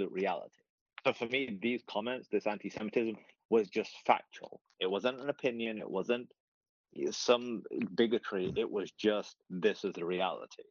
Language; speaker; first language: English; native; English